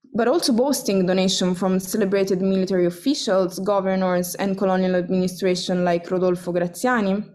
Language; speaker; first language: English; non-native, fluent; Italian